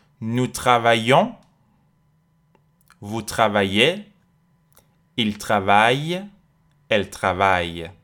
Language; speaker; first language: French; non-native, fluent; Persian